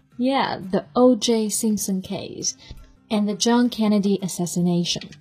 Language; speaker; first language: English; non-native, fluent; Chinese